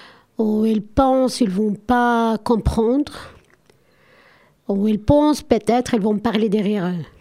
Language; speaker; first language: French; non-native, learner; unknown